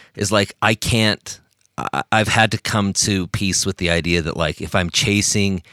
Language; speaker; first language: English; native; English